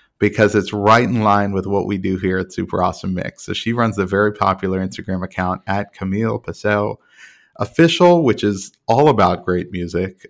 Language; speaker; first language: English; native; English